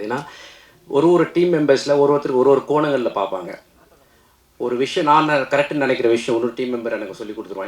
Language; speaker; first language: Tamil; native; Tamil